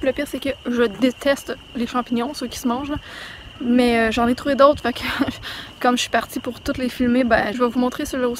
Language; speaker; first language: French; native; French